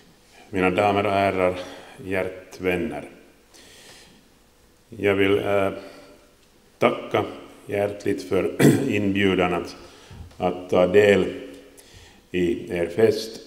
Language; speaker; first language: Swedish; non-native, local second language; Finnish